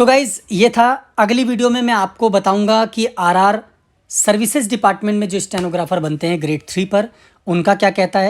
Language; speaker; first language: Hindi; native; Hindi